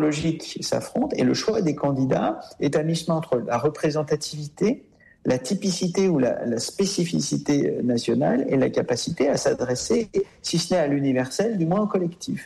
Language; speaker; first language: French; native; French